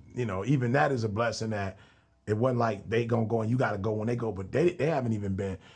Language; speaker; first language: English; native; English